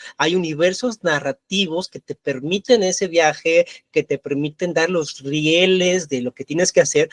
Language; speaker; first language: Spanish; native; Spanish